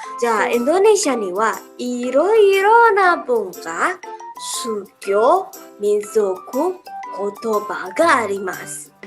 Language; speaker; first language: Japanese; non-native, learner; Indonesian